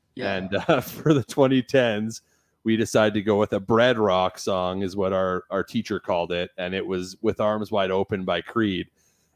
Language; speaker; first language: English; native; English